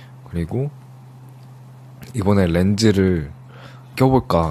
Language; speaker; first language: Korean; early bilingual, other home language; English